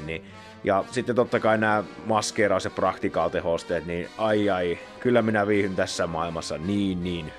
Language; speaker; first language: Finnish; native; Finnish